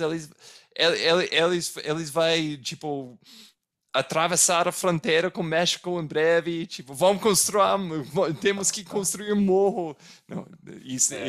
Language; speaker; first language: Portuguese; non-native, fluent; English